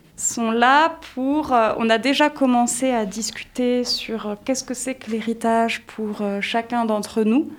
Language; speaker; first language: French; native; French